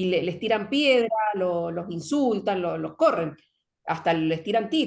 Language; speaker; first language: Spanish; native; Spanish